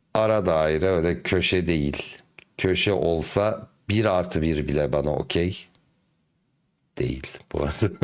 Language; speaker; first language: Turkish; native; Turkish